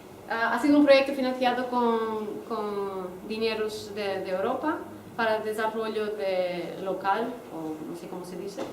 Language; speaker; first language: Spanish; non-native, fluent; Portuguese